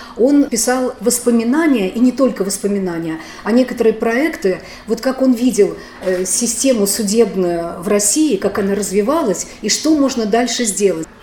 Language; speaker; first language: Russian; native; Russian